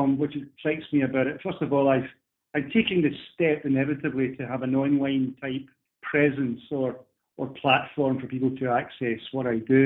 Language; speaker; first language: English; native; English